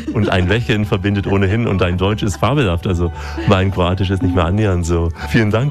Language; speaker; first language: German; native; German